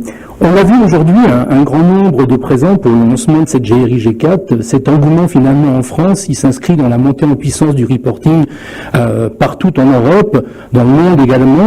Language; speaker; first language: French; native; French